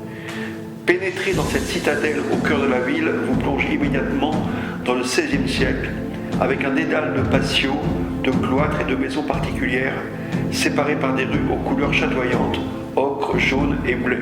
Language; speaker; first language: French; native; French